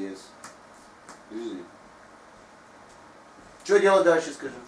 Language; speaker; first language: Russian; non-native, fluent; Tajik